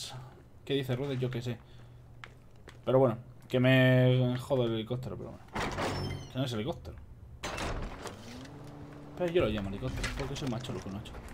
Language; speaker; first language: Spanish; native; Spanish